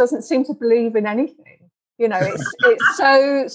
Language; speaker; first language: English; native; English